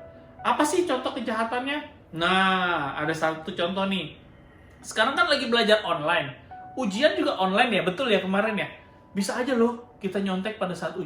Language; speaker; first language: Indonesian; native; Indonesian